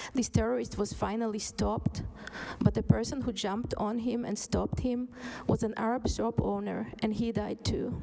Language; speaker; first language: English; non-native, fluent; Hebrew